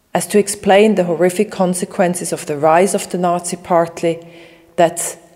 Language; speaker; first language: English; non-native, fluent; German